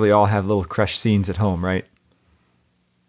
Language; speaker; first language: English; native; English